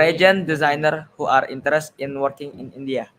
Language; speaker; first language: English; non-native, learner; Indonesian